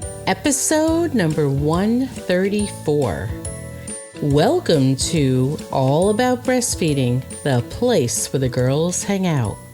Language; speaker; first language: English; native; English